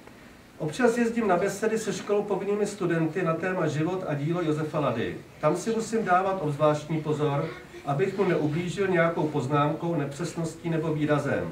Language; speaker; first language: Czech; native; Czech